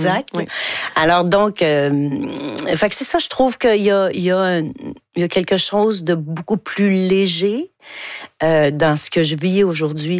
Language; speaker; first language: French; native; French